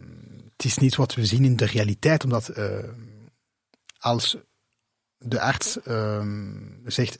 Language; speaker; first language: Dutch; non-native, local second language; French